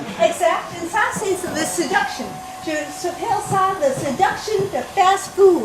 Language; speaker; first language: French; non-native, learner; English